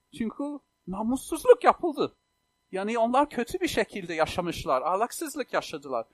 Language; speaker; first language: Turkish; non-native, fluent; English